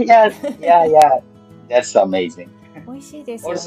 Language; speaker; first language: English; non-native, learner; Japanese